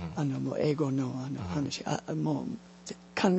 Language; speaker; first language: Japanese; non-native, learner; English